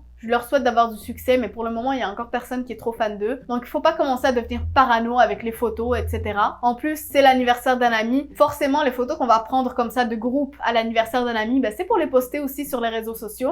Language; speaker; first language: French; native; French